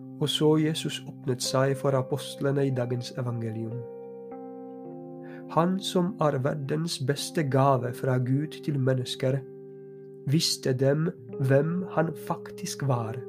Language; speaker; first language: Norwegian; non-native, fluent; Polish